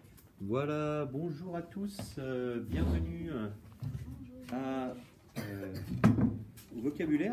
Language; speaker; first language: French; native; French